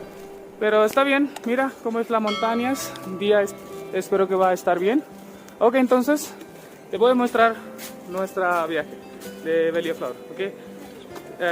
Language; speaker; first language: Spanish; non-native, learner; Hindi